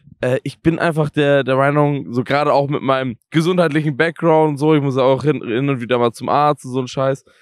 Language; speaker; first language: German; native; German